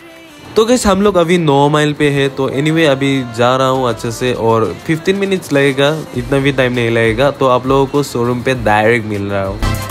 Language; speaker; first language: Hindi; non-native, local second language; Assamese